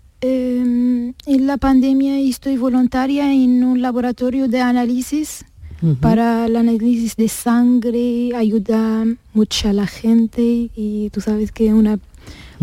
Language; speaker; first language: Spanish; non-native, learner; Arabic